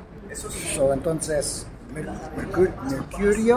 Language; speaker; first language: Spanish; non-native, learner; English